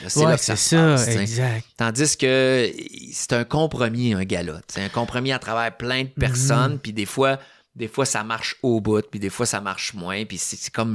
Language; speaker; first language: French; native; French